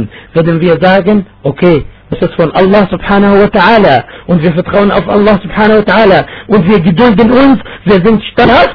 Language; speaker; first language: German; non-native, fluent; Arabic